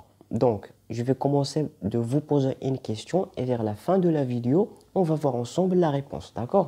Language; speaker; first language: French; non-native, local second language; Arabic